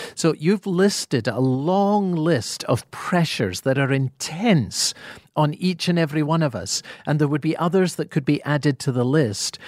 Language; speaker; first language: English; native; English